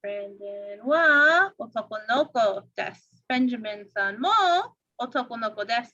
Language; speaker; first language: Japanese; non-native, fluent; English